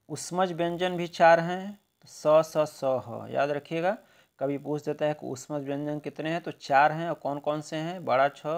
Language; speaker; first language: Hindi; native; Hindi